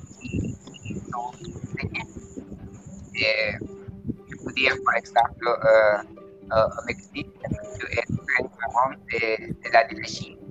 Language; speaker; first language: French; non-native, learner; Spanish